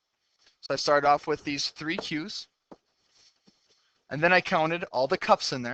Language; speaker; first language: English; native; English